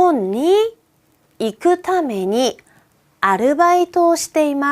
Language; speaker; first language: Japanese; non-native, fluent; Korean